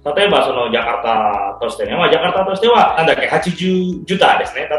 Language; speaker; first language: Japanese; non-native, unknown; Indonesian